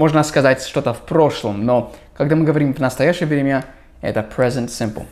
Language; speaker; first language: Russian; non-native, fluent; English